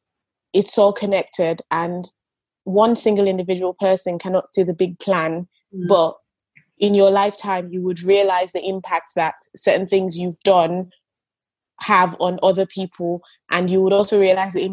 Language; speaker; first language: English; non-native, local second language; Yoruba